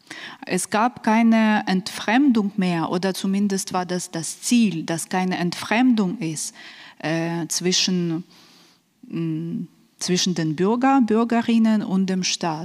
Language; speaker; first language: German; non-native, fluent; Ukrainian